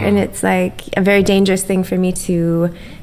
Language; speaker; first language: English; native; English